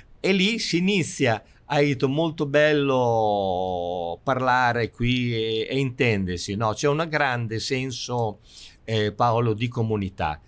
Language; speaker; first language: Italian; native; Italian